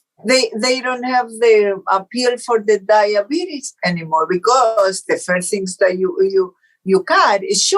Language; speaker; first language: English; non-native, fluent; Portuguese